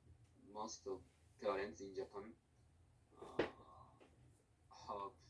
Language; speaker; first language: English; non-native, learner; Korean